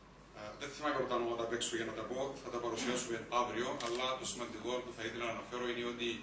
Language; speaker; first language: Greek; native; Greek